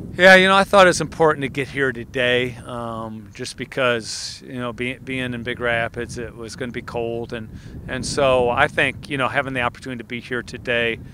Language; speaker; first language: English; native; English